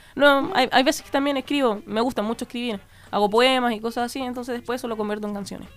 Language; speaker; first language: Spanish; native; Spanish